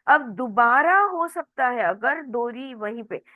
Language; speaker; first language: Hindi; non-native, local second language; Marathi